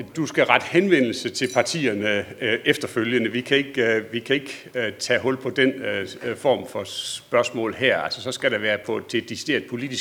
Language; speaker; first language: Danish; native; Danish